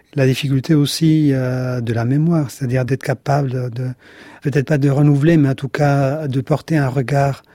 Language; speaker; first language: French; non-native, fluent; Spanish